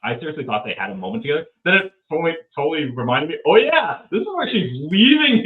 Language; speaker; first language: English; native; English